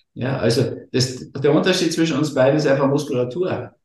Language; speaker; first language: German; native; German